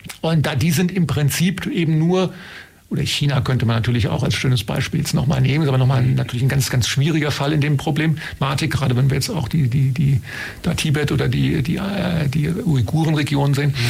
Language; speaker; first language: German; native; German